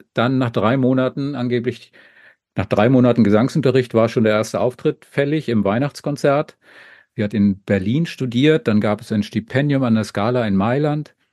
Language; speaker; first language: German; native; German